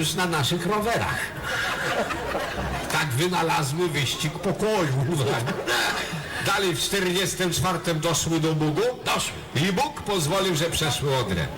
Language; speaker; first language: Polish; native; Polish